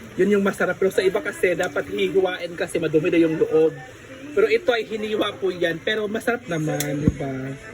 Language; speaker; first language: Filipino; non-native, local second language; Cebuano